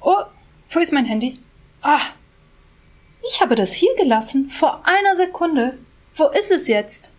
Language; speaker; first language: German; non-native, fluent; Portuguese